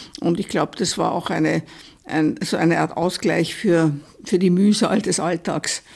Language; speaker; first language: German; native; German